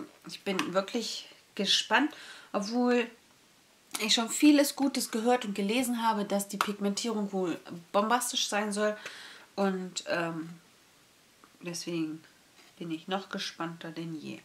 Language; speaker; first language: German; native; German